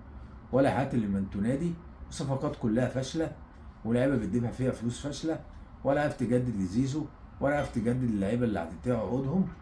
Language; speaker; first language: Arabic; native; Arabic